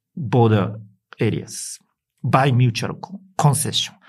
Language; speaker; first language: English; non-native, learner; Japanese